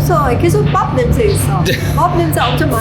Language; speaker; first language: Korean; non-native, learner; Persian